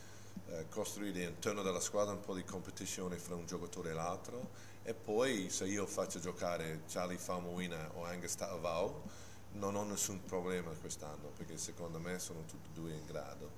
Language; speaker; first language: Italian; non-native, fluent; English